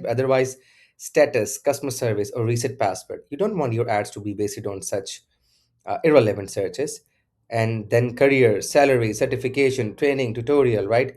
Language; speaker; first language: English; non-native, local second language; Urdu